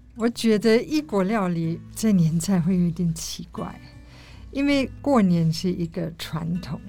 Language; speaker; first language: Chinese; non-native, fluent; German